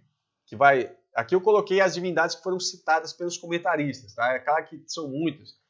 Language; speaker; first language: Portuguese; native; Portuguese